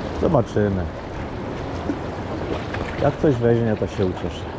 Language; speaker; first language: Polish; native; Polish